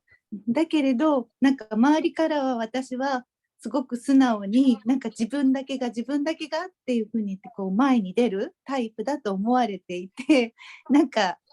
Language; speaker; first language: Japanese; native; Japanese